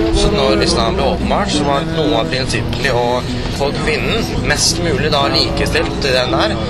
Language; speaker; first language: Norwegian; early bilingual, other home language; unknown